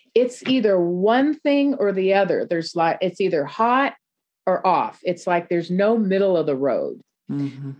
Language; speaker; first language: English; native; English